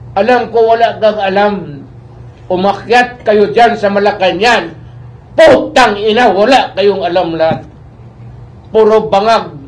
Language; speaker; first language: Filipino; non-native, local second language; Cebuano